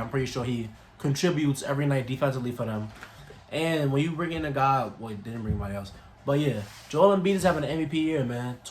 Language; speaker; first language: English; native; English